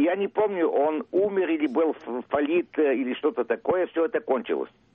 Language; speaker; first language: Russian; early bilingual, heritage; Russian